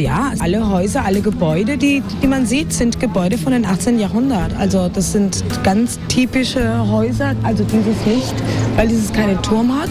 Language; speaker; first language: German; non-native, fluent; Spanish